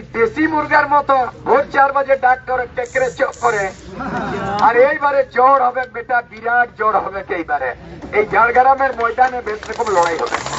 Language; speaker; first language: Bangla; non-native, local second language; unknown